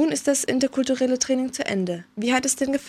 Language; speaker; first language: German; native; German